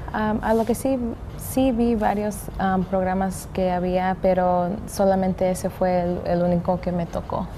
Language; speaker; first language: Spanish; early bilingual, heritage; English